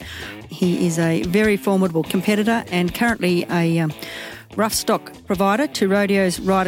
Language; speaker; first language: English; native; English